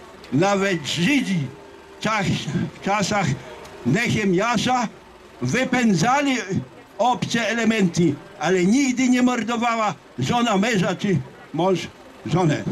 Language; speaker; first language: Polish; native; Polish